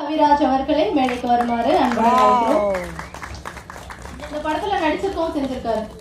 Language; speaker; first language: Tamil; native; Tamil